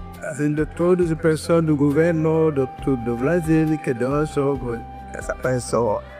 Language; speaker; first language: Portuguese; non-native, learner; Lingala